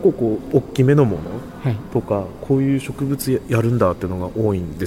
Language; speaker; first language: Japanese; native; Japanese